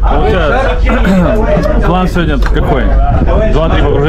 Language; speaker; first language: Russian; native; Russian